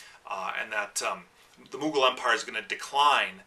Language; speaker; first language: English; native; English